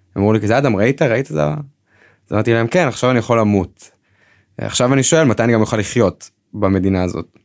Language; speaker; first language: Hebrew; native; Hebrew